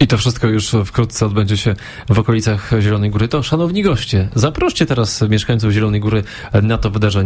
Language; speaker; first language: Polish; native; Polish